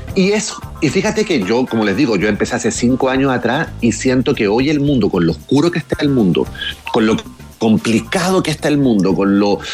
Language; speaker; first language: Spanish; native; Spanish